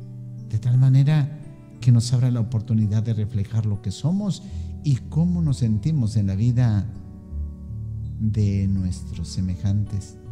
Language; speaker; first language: Spanish; native; Spanish